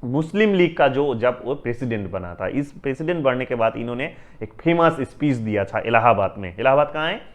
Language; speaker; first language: Hindi; non-native, local second language; Bangla